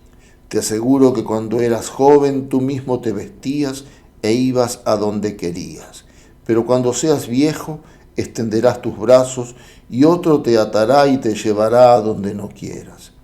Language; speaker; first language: Spanish; native; Spanish